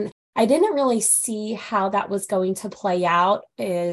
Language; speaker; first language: English; native; English